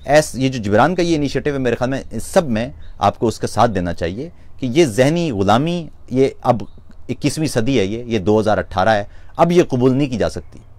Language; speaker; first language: Urdu; non-native, local second language; Punjabi